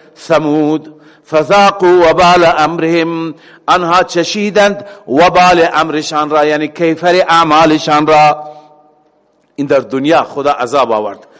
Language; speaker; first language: Persian; native; Persian